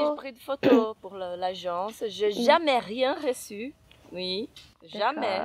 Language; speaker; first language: French; non-native, fluent; Portuguese